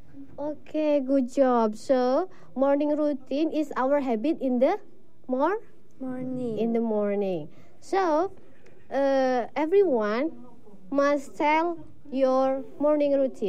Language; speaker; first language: English; non-native, learner; Indonesian